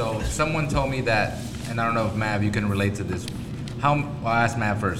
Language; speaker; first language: English; early bilingual, other home language; Spanish